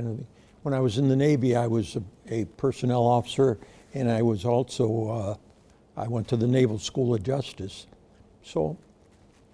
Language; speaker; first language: English; native; English